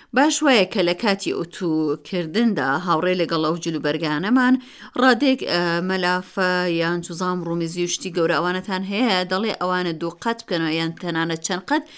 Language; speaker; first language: Central Kurdish; native; Central Kurdish